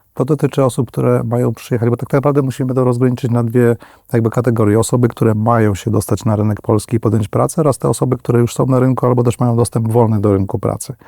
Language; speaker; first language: Polish; native; Polish